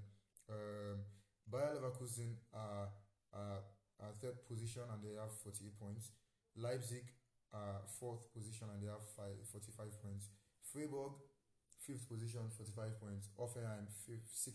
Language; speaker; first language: English; non-native, local second language; Yoruba